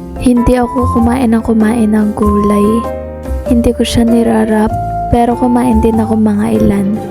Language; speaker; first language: Filipino; native; Filipino